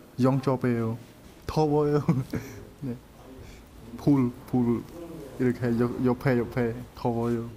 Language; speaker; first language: Korean; non-native, learner; Khmer